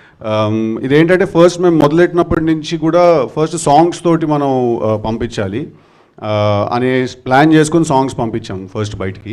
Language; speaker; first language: Telugu; native; Telugu